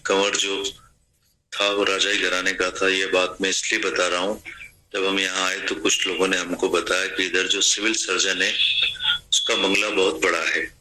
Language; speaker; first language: Hindi; non-native, local second language; Sindhi